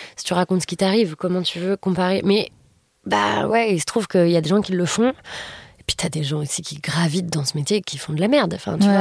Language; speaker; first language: French; native; French